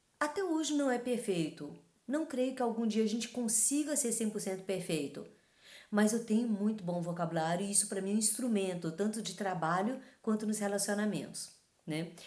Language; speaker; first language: Portuguese; early bilingual, other home language; Chinese